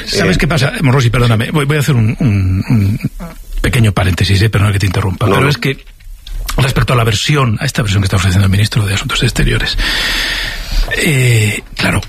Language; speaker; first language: Spanish; native; Spanish